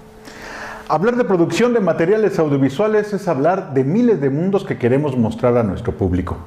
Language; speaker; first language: Spanish; native; Spanish